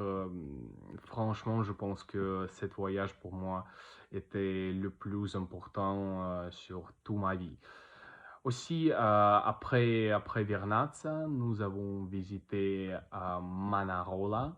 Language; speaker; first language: French; non-native, learner; Russian